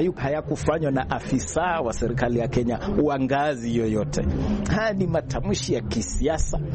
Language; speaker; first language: Swahili; non-native, local second language; Luyia